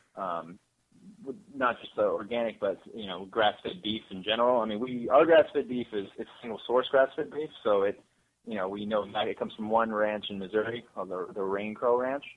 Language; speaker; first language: English; native; English